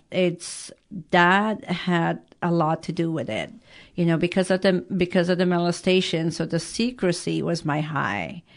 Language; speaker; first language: English; early bilingual, other home language; Persian